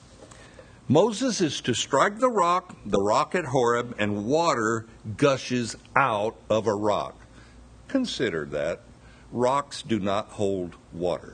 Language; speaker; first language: English; native; English